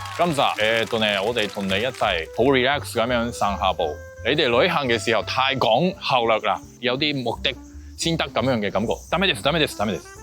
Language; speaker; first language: Cantonese; non-native, fluent; Japanese